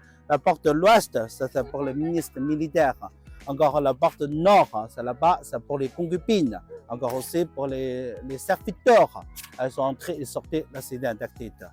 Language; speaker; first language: French; non-native, learner; Chinese